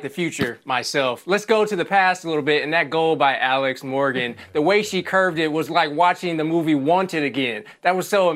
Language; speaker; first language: English; native; English